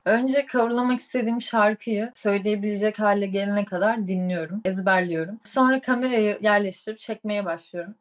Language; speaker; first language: Turkish; native; Turkish